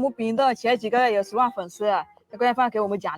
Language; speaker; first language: Chinese; non-native, learner; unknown